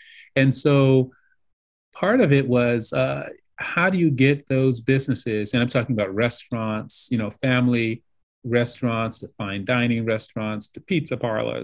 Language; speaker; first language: English; native; English